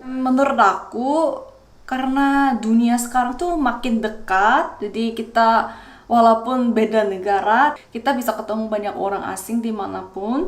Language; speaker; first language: Indonesian; non-native, fluent; Korean